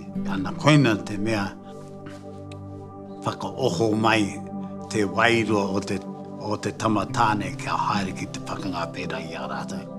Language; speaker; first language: Māori; native; Māori